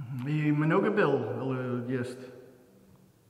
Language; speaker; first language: Russian; non-native, learner; English